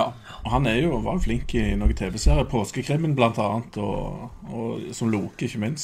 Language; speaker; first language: Norwegian; native; Norwegian